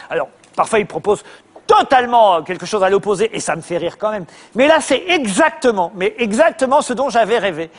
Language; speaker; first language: French; native; French